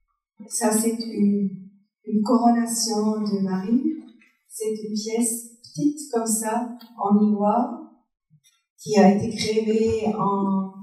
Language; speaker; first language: French; non-native, fluent; German